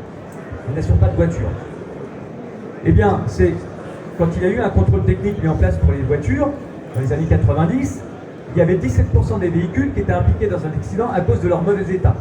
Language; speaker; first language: French; native; French